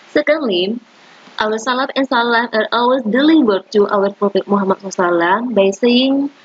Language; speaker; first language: English; non-native, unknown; Indonesian